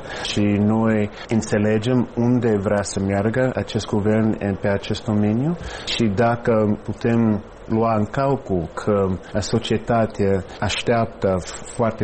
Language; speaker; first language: Romanian; non-native, fluent; English